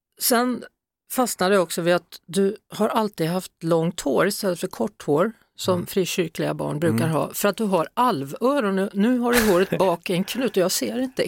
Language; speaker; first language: Swedish; native; Swedish